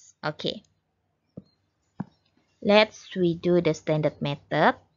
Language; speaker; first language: English; non-native, local second language; Malay